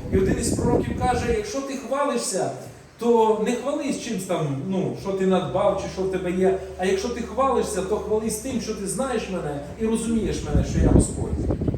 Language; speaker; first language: Ukrainian; non-native, local second language; Russian